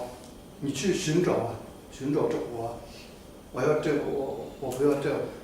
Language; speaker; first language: Chinese; non-native, fluent; Tibetan